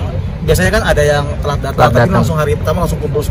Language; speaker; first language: Indonesian; native; Indonesian